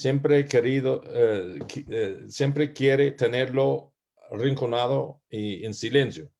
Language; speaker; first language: Spanish; non-native, learner; English